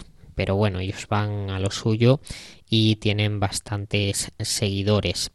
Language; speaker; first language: Spanish; native; Spanish